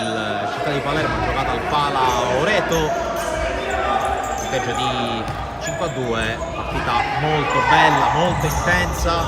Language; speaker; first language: Italian; native; Italian